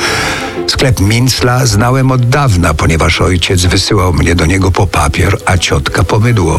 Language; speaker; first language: Polish; native; Polish